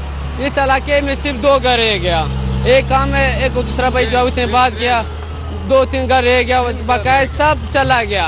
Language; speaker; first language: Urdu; non-native, learner; Pashto